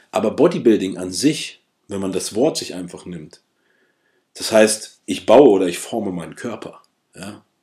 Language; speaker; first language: German; early bilingual, other home language; Russian